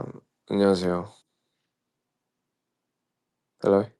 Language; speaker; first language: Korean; early bilingual, heritage; Korean